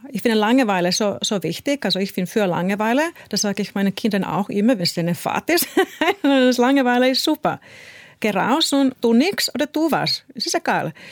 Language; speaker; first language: German; non-native, fluent; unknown